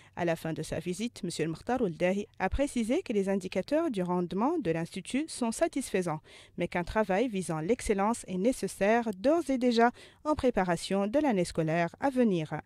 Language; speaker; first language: French; non-native, local second language; Arabic